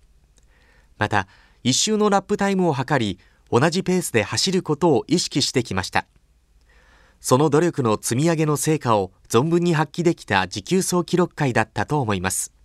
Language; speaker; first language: Japanese; native; Japanese